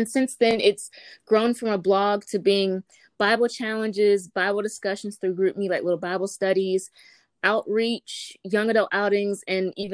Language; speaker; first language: English; native; English